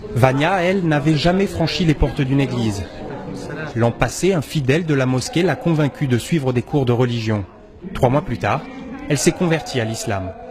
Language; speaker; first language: French; native; French